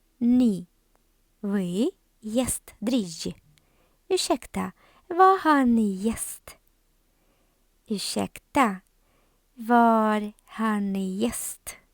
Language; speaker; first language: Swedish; non-native, fluent; Ukrainian